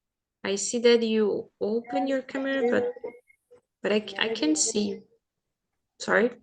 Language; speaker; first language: English; non-native, fluent; Portuguese